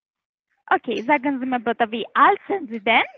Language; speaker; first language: German; non-native, learner; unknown